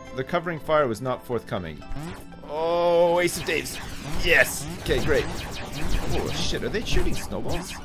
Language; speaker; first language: English; native; English